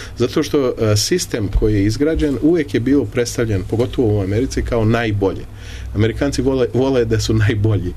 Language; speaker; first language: Serbian; early bilingual, heritage; Serbian